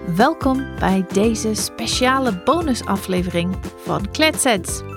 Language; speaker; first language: Dutch; non-native, fluent; English